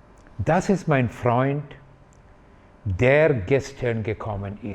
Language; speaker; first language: German; non-native, fluent; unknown